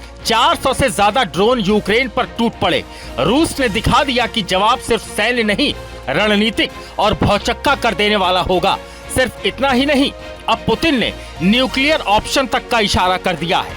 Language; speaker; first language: Hindi; native; Hindi